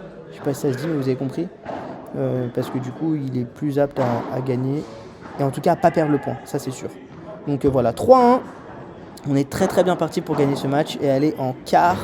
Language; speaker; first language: French; native; French